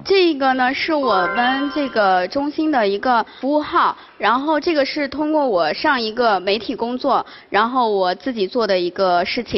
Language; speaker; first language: Chinese; native; Chinese